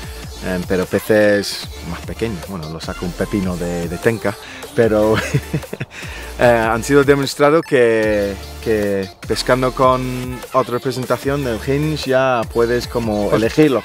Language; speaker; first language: Spanish; non-native, fluent; English